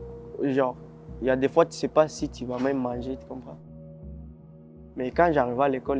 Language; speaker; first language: French; early bilingual, other home language; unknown